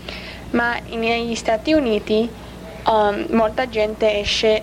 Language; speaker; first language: Italian; non-native, learner; English